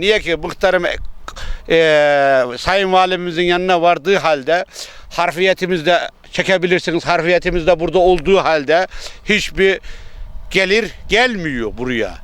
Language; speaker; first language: Turkish; native; Turkish